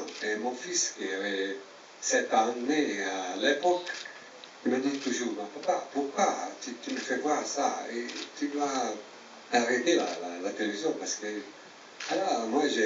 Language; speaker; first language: French; non-native, learner; Italian